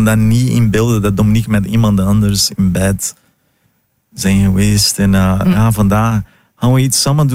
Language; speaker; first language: Dutch; non-native, learner; Portuguese